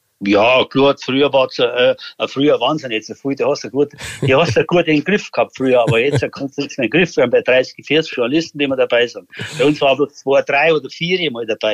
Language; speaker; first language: German; native; German